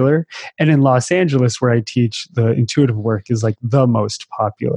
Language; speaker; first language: English; native; English